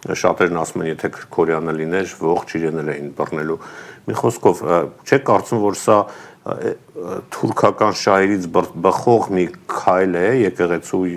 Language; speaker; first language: Armenian; native; Armenian